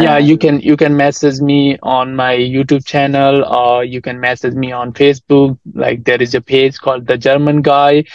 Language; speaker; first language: English; non-native, local second language; Nepali